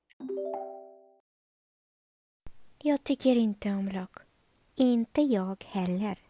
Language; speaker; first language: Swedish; non-native, fluent; Ukrainian